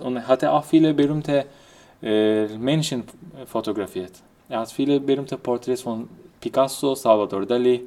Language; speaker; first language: German; non-native, fluent; Turkish